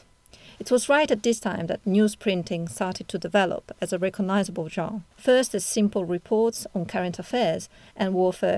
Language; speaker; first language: English; non-native, fluent; Italian